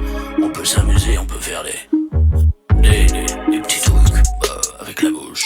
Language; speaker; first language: French; native; French